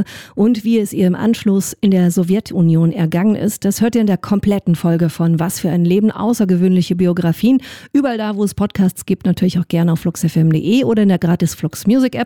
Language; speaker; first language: German; native; German